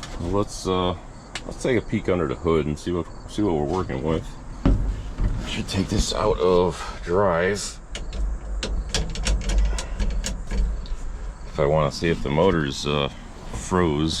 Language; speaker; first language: English; native; English